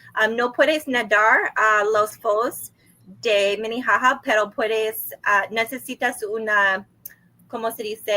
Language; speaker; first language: Spanish; non-native, learner; English